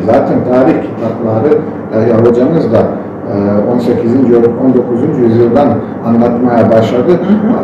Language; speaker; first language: Turkish; non-native, fluent; Bosnian